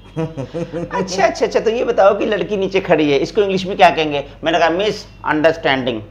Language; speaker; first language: Hindi; native; Hindi